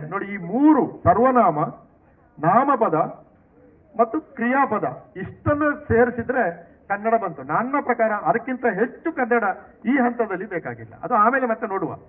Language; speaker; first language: Kannada; non-native, local second language; Tulu